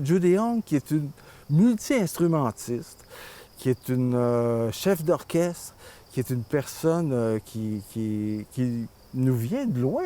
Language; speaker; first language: French; native; French